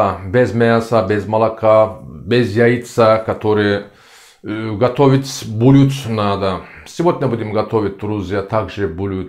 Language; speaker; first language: Russian; non-native, learner; Turkish